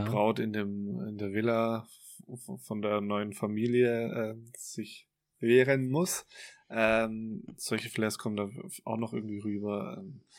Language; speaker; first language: German; native; German